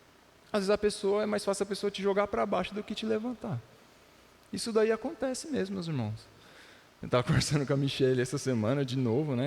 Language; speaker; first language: Portuguese; native; Portuguese